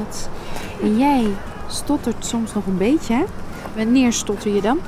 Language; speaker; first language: Dutch; native; Dutch